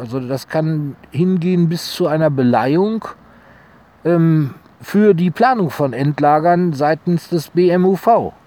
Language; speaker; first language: German; native; German